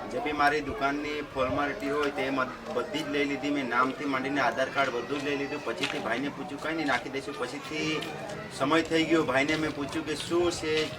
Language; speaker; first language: Gujarati; non-native, local second language; Kukna